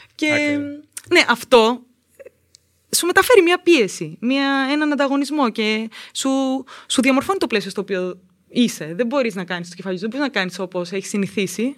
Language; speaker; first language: Greek; native; Greek